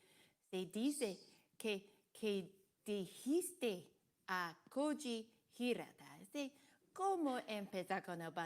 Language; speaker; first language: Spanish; non-native, learner; Cantonese